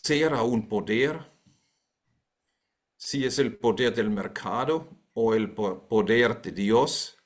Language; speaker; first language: Spanish; non-native, fluent; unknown